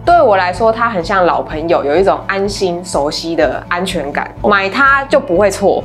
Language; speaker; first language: Chinese; native; Chinese